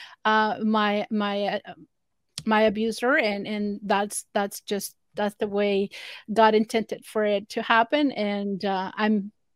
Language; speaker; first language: English; non-native, fluent; Spanish